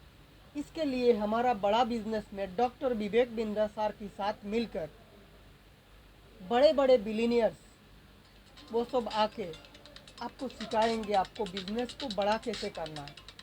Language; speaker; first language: Hindi; non-native, local second language; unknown